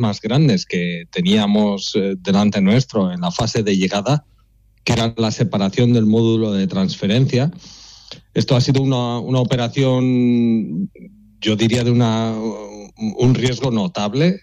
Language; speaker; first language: Spanish; native; Spanish